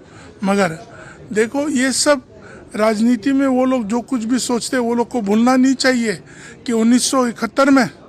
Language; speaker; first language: Hindi; non-native, local second language; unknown